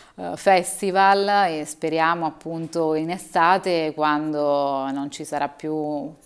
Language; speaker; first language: Italian; native; Italian